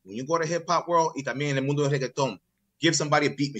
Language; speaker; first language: Spanish; early bilingual, heritage; English